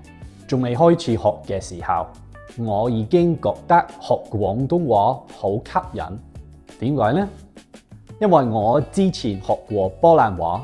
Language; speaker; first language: Cantonese; non-native, fluent; English